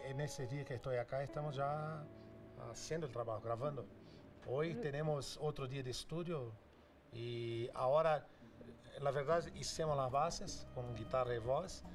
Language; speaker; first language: Spanish; non-native, local second language; Portuguese